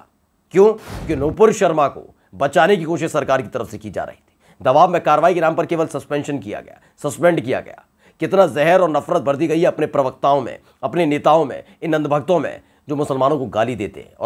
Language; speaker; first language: Hindi; native; Hindi